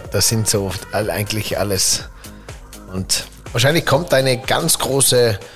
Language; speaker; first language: German; native; German